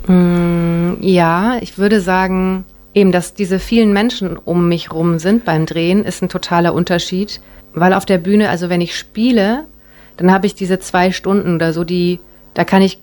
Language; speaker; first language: German; native; German